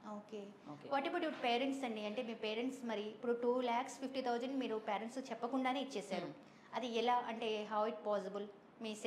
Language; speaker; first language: Telugu; native; Telugu